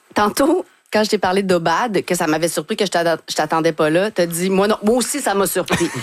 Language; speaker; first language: French; native; French